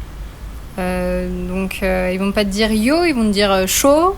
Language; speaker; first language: French; native; French